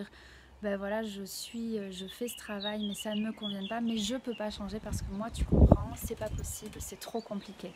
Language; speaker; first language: French; native; French